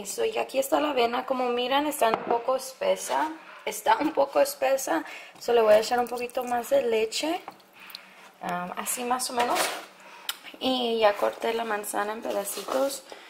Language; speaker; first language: Spanish; early bilingual, heritage; Spanish